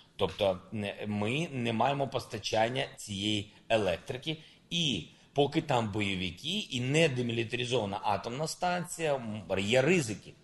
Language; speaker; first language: Ukrainian; non-native, local second language; Russian